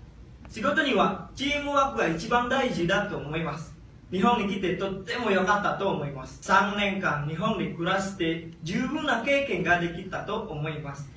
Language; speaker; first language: Japanese; non-native, learner; Indonesian